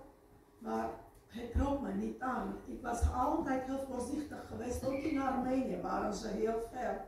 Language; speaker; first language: Dutch; non-native, fluent; Armenian